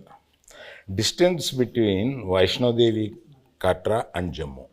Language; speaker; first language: Telugu; native; Telugu